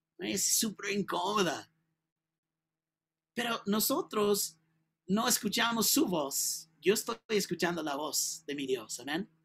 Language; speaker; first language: Spanish; non-native, learner; English